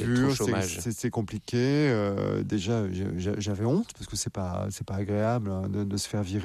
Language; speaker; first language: French; native; French